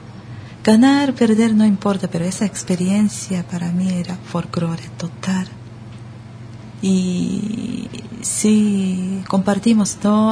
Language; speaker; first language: Spanish; non-native, learner; Japanese